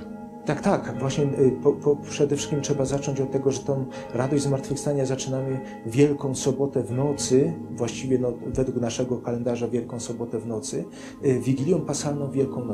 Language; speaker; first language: Polish; native; Polish